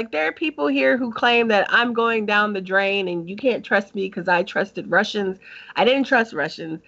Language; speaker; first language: English; native; English